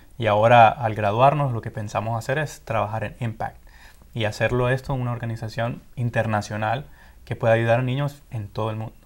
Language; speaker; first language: Spanish; native; Spanish